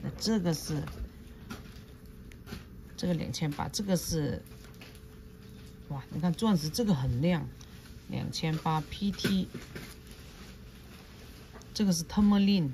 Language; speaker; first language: Chinese; non-native, local second language; Cantonese